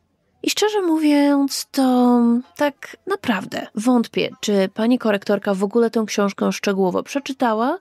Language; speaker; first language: Polish; native; Polish